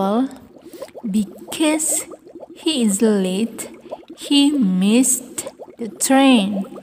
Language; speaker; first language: English; non-native, fluent; Indonesian